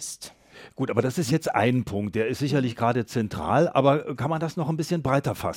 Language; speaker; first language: German; native; German